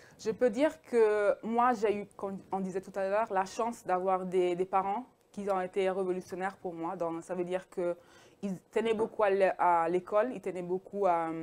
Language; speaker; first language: French; early bilingual, heritage; French